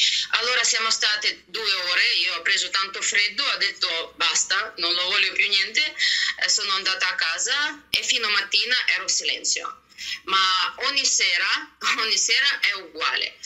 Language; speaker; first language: Italian; non-native, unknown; Russian